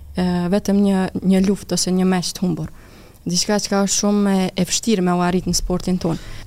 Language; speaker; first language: Albanian; native; Albanian